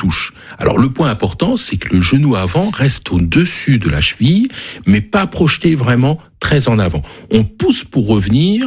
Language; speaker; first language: French; native; French